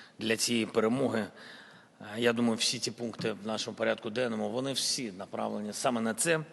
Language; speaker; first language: Ukrainian; non-native, local second language; Russian